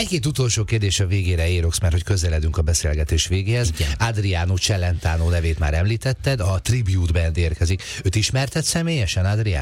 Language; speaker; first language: Hungarian; native; Hungarian